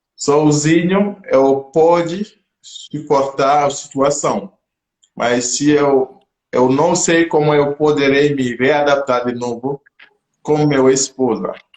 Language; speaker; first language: Portuguese; non-native, local second language; French